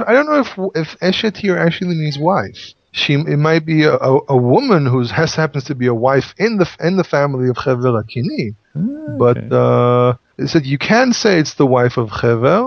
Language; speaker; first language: English; non-native, fluent; Hebrew